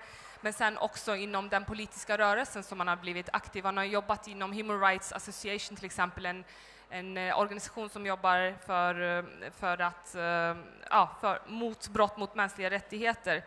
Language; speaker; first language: Swedish; early bilingual, other home language; Turkish